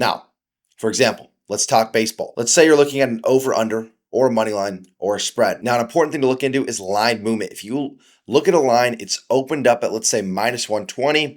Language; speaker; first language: English; native; English